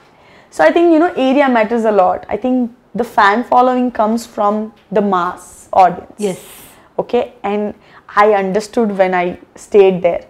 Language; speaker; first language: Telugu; non-native, learner; Gujarati